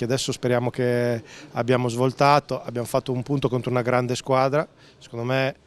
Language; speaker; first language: Italian; native; Italian